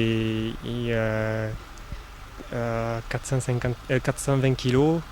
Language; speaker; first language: Spanish; early bilingual, heritage; French